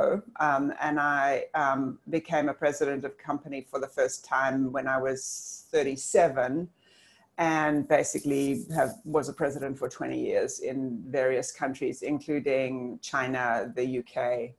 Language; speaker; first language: English; native; English